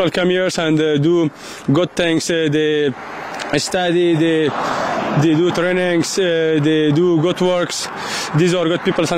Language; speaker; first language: English; non-native, learner; Persian